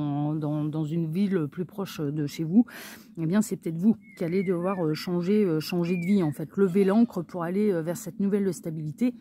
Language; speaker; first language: French; native; French